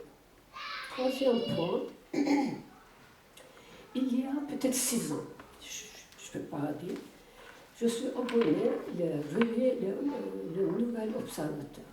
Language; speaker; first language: French; non-native, fluent; Turkish